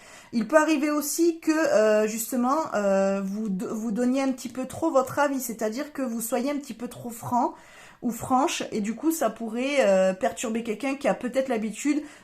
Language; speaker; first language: French; native; French